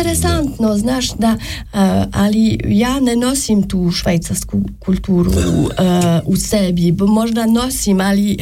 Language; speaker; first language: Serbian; non-native, learner; French